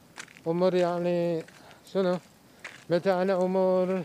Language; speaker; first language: Arabic; non-native, learner; Indonesian